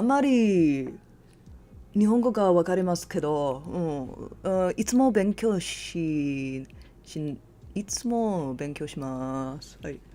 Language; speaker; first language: Japanese; non-native, learner; English